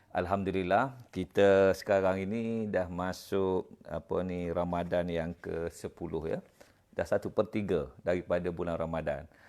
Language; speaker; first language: Malay; native; Malay